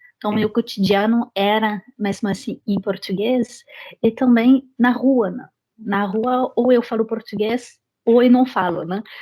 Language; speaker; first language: Portuguese; non-native, fluent; French